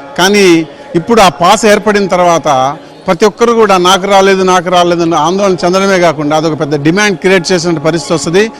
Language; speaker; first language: Telugu; native; Telugu